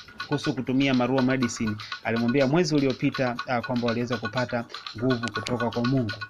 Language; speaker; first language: Swahili; native; Swahili